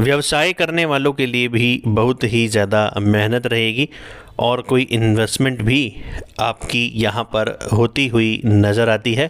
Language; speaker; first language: Hindi; native; Hindi